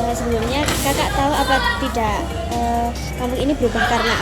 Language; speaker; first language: Indonesian; native; Indonesian